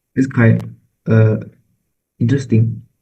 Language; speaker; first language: English; non-native, learner; Indonesian